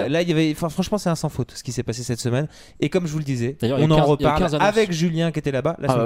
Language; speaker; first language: French; native; French